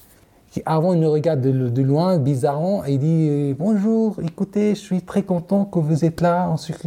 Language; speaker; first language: French; non-native, learner; Arabic